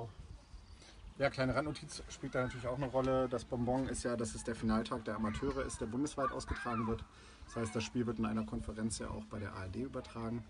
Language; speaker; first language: German; native; German